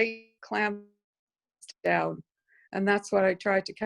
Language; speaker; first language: English; native; English